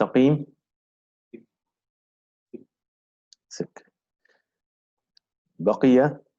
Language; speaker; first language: Arabic; non-native, fluent; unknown